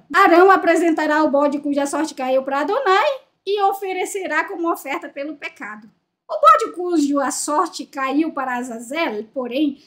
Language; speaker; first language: Portuguese; native; Portuguese